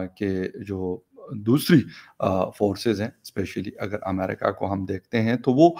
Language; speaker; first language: Urdu; non-native, local second language; Pashto